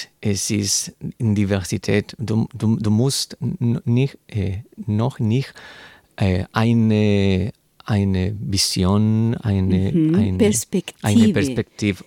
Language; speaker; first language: German; non-native, learner; Spanish